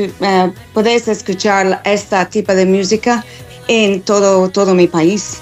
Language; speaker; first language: Spanish; non-native, fluent; English